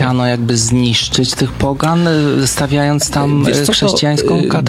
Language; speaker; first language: Polish; native; Polish